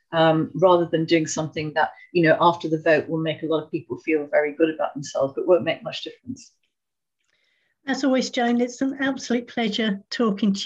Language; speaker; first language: English; native; English